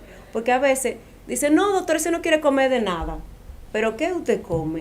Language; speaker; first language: Spanish; native; Spanish